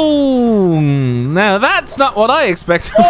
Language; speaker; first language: English; native; English